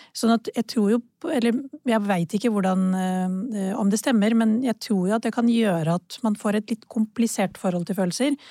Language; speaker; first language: Norwegian; early bilingual, other home language; Urdu